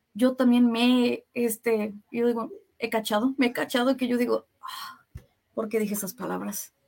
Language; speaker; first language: Spanish; early bilingual, heritage; Spanish